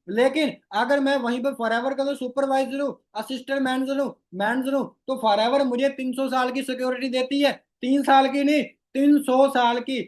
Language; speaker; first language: Hindi; non-native, local second language; Rajasthani